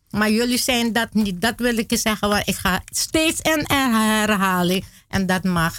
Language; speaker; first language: Dutch; non-native, learner; Spanish